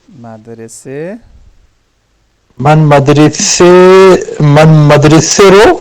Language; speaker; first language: Persian; non-native, learner; Urdu